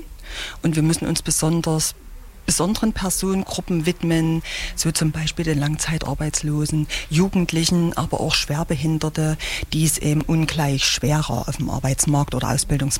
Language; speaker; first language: German; native; German